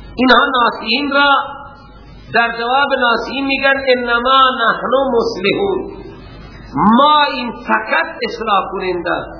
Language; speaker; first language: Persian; non-native, local second language; Baluchi